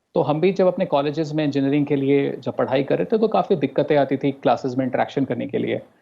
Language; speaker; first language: Hindi; non-native, local second language; Bhojpuri